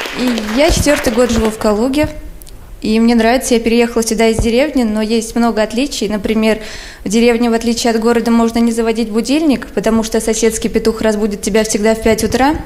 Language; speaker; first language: Russian; early bilingual, other home language; Armenian